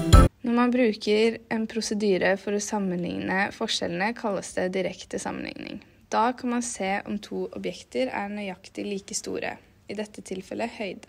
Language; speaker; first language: Norwegian; native; Norwegian